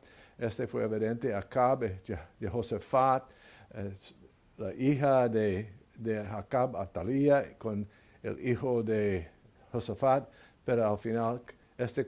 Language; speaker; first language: Spanish; non-native, learner; English